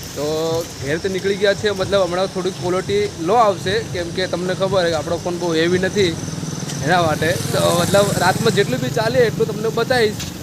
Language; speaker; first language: Gujarati; native; Gujarati